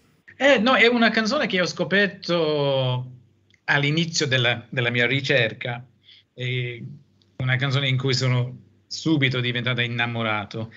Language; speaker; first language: Italian; non-native, fluent; English